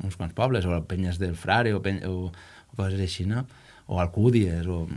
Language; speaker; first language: Catalan; native; Catalan